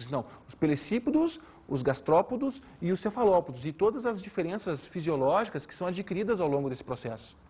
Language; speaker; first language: Portuguese; native; Portuguese